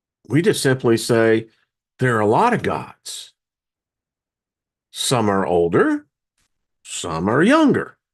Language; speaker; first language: English; native; English